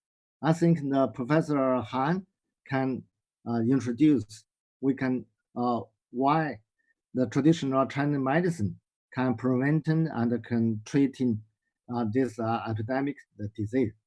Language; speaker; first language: English; non-native, learner; Chinese